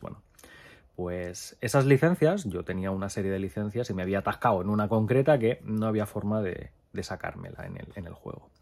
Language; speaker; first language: Spanish; native; Spanish